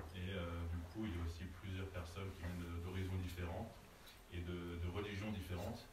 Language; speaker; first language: French; native; French